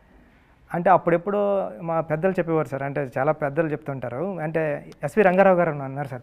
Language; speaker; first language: Telugu; native; Telugu